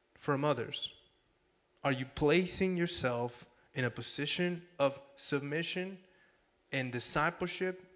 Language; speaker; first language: English; non-native, fluent; Spanish